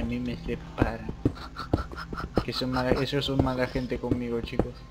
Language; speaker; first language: Spanish; native; Spanish